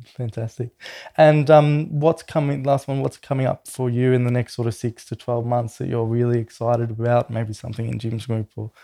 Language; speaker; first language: English; native; English